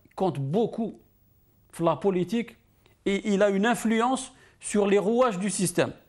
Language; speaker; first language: French; non-native, local second language; Arabic